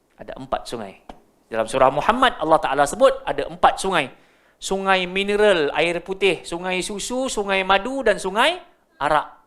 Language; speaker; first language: Malay; native; Malay